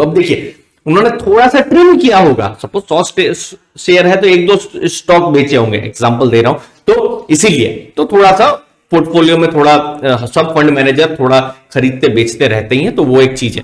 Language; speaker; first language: Hindi; native; Hindi